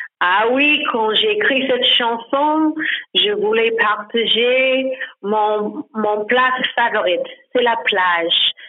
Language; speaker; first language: French; non-native, learner; English